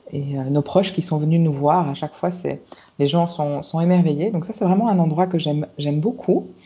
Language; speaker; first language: French; native; French